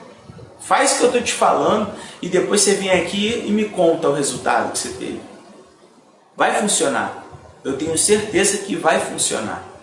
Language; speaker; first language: Portuguese; native; Portuguese